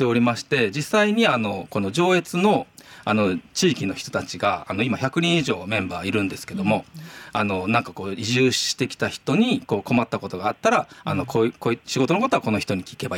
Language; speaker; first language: Japanese; native; Japanese